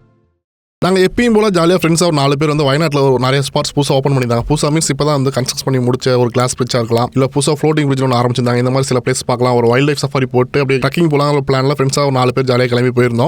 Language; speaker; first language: Tamil; native; Tamil